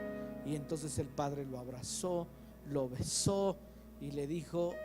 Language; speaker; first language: Spanish; native; Spanish